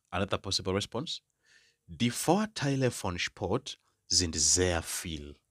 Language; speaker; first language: German; non-native, fluent; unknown